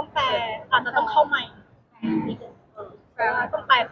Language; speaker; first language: Thai; native; Thai